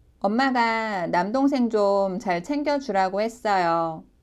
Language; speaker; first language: Korean; non-native, learner; Chinese